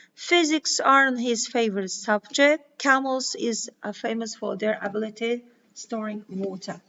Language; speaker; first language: English; non-native, fluent; Azerbaijani